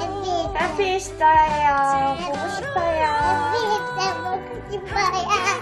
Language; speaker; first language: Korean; early bilingual, heritage; Korean